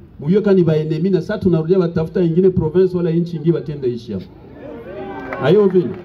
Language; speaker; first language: Swahili; native; Swahili